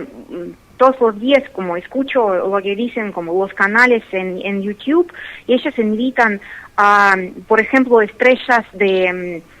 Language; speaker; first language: Spanish; non-native, fluent; Russian